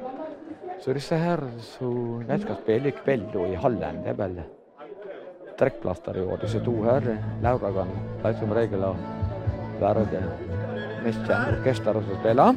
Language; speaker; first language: Norwegian; native; Norwegian